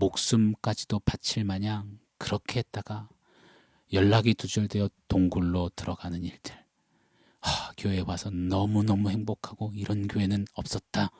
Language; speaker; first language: Korean; native; Korean